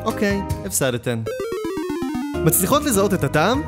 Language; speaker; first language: Hebrew; native; Hebrew